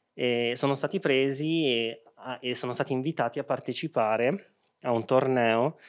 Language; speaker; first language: Italian; early bilingual, other home language; Arabic